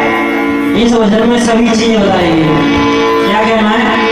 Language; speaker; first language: Hindi; native; Hindi